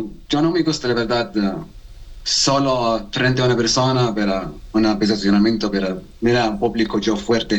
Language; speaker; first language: Spanish; non-native, learner; Arabic